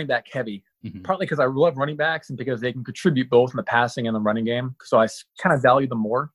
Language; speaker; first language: English; native; English